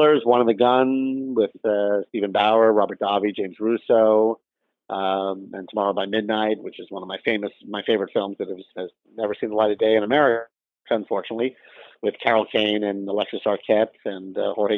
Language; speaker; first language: English; native; English